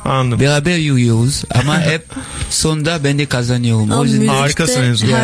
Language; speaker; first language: Turkish; non-native, learner; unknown